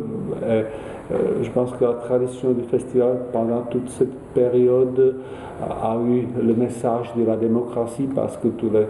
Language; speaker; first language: French; non-native, fluent; Czech